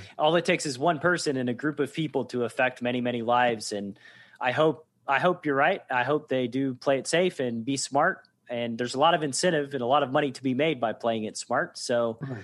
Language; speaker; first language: English; native; English